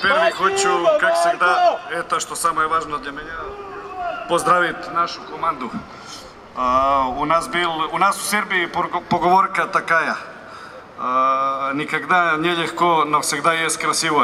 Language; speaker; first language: Russian; non-native, fluent; Serbian